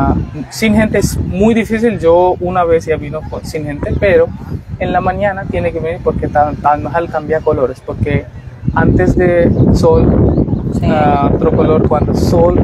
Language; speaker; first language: Spanish; non-native, learner; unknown